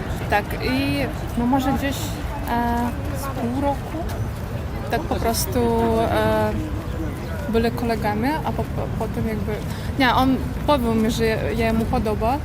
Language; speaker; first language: Polish; non-native, fluent; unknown